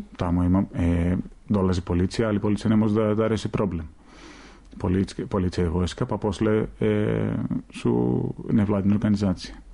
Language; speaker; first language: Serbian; non-native, fluent; Greek